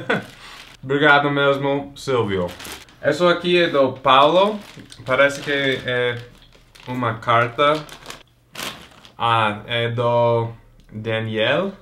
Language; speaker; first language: Portuguese; non-native, fluent; English